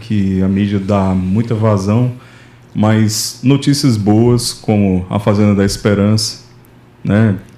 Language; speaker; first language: Portuguese; native; Portuguese